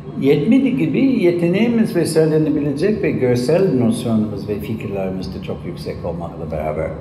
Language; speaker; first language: Turkish; non-native, fluent; English